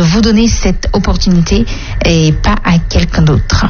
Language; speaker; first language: French; native; French